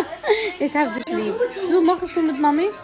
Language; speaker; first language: German; non-native, learner; Arabic